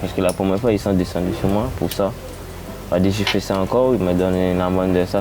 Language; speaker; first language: French; non-native, learner; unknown